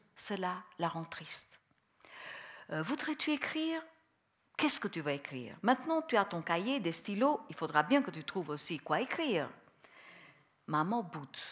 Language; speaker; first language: French; non-native, fluent; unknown